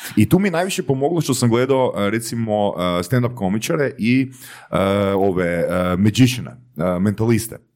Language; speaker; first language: Croatian; native; Croatian